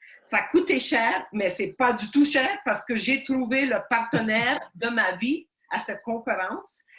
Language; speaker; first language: French; early bilingual, heritage; Ukrainian